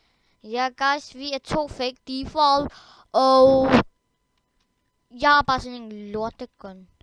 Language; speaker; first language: Danish; early bilingual, other home language; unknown